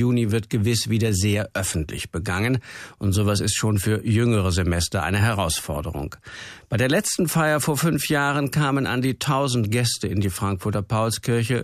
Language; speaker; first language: German; native; German